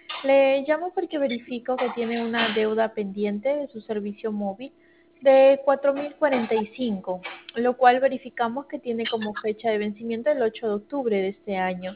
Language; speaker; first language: Spanish; native; Spanish